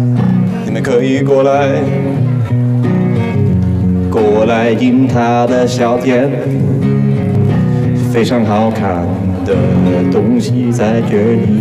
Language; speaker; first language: Chinese; non-native, fluent; Swedish